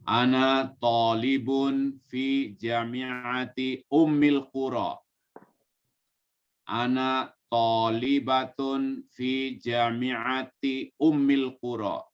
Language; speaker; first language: Arabic; non-native, learner; Indonesian